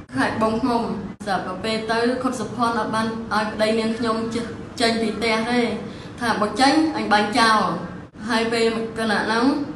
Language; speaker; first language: Khmer; non-native, local second language; Eastern Cham